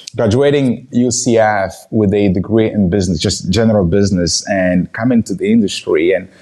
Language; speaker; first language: English; non-native, fluent; Portuguese